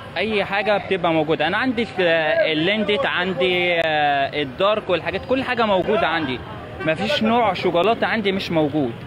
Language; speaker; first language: Egyptian Arabic; native; Egyptian Arabic